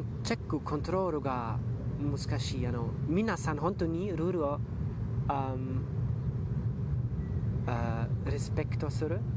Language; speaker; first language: Japanese; non-native, learner; German